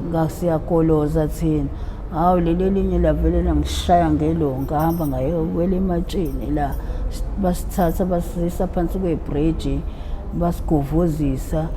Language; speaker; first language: Zulu; native; Zulu